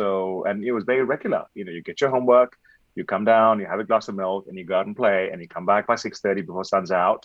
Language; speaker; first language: English; non-native, local second language; Hindi